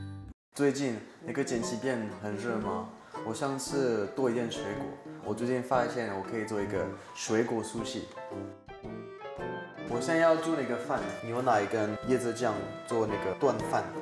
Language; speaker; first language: Chinese; non-native, fluent; French